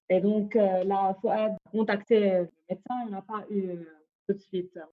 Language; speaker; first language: French; non-native, fluent; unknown